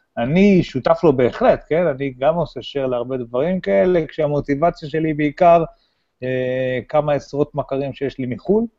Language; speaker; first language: Hebrew; native; Hebrew